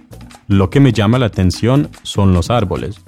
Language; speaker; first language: Spanish; non-native, fluent; English